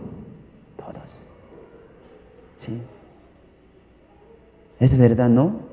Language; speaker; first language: Spanish; non-native, learner; Korean